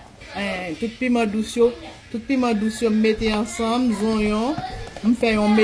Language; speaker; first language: French; non-native, learner; Haitian Creole